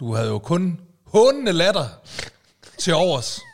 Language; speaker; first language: Danish; native; Danish